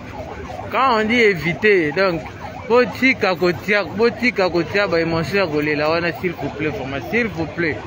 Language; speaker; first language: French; non-native, local second language; Lingala